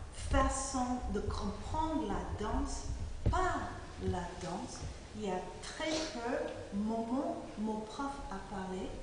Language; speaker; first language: French; non-native, fluent; English